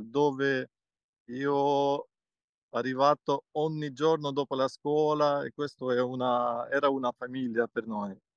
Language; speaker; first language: Italian; non-native, fluent; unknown